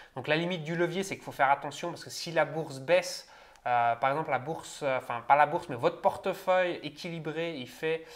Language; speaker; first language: French; native; French